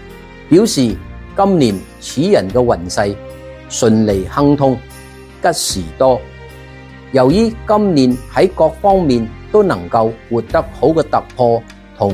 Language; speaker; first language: Chinese; non-native, local second language; Cantonese